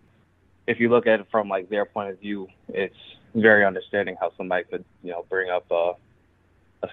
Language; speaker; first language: English; native; English